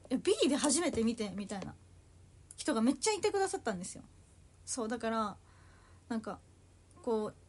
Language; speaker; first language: Japanese; native; Japanese